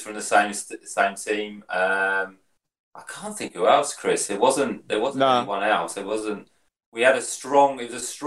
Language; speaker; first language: English; native; English